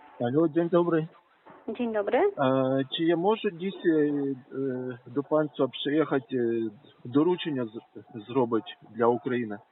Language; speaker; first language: Polish; non-native, learner; Ukrainian